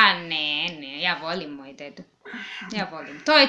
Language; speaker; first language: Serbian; non-native, learner; English